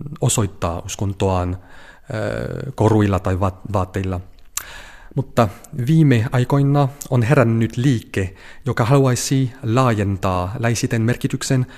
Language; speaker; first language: Finnish; non-native, fluent; French